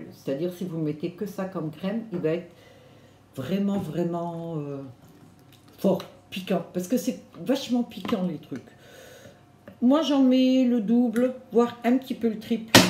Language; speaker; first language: French; native; French